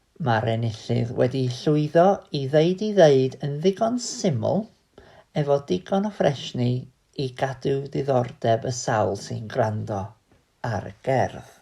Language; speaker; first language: Welsh; native; Welsh